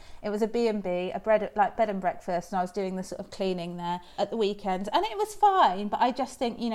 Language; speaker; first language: English; native; English